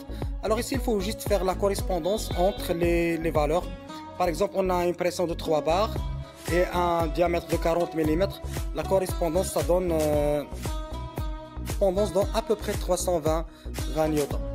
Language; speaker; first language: French; non-native, local second language; Arabic